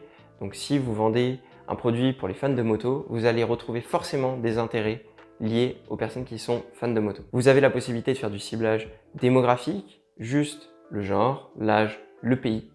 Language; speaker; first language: French; native; French